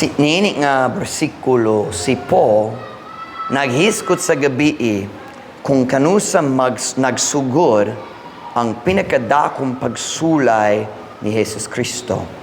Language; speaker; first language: Cebuano; non-native, fluent; English